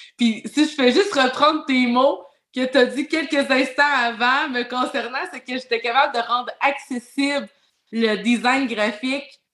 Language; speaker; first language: French; native; French